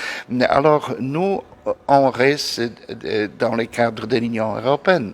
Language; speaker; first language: French; non-native, fluent; Polish